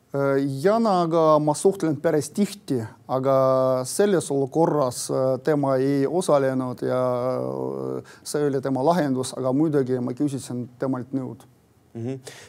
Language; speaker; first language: Estonian; non-native, local second language; Russian